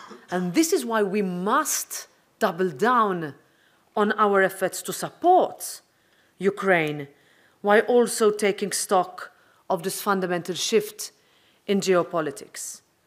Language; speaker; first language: English; non-native, local second language; Maltese